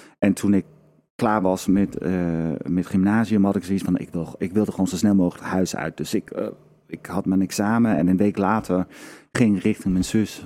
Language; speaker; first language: Dutch; non-native, fluent; Danish